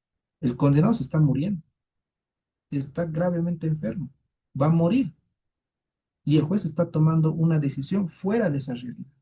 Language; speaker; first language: Spanish; native; Spanish